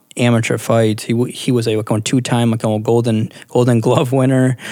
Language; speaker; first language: English; native; English